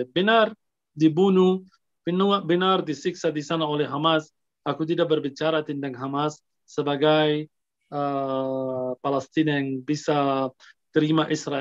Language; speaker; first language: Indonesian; non-native, fluent; Arabic